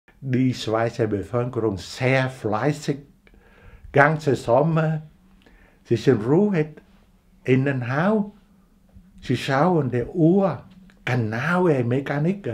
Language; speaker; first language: German; non-native, learner; Vietnamese